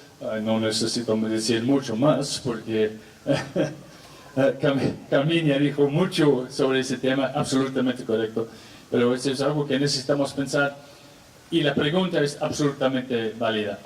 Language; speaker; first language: Spanish; non-native, fluent; English